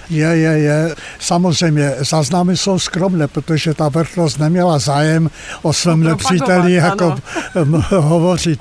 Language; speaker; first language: Czech; native; Czech